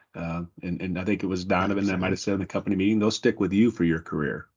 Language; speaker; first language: English; native; English